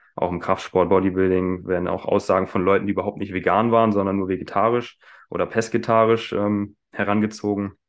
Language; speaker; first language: German; native; German